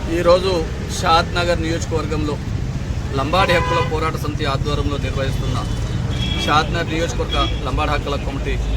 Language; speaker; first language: Telugu; non-native, local second language; Lambadi